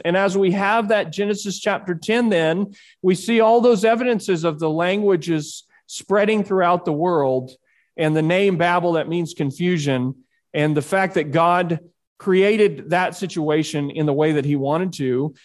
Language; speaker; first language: English; early bilingual, other home language; Spanish